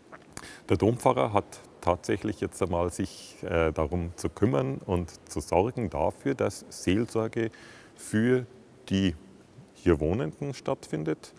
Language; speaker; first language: German; native; German